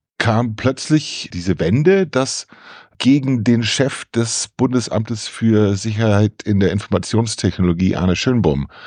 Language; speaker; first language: German; non-native, fluent; English